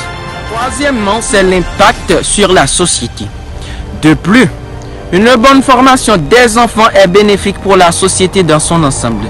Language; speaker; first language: French; non-native, local second language; Haitian Creole